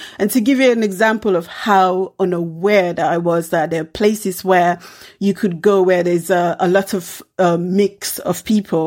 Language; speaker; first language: English; non-native, local second language; Krio